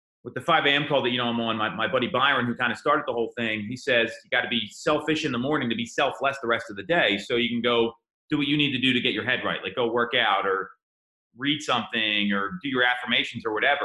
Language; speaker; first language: English; native; English